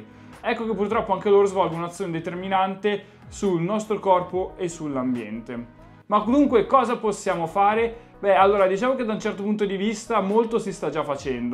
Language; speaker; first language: Italian; native; Italian